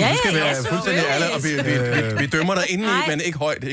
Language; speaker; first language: Danish; native; Danish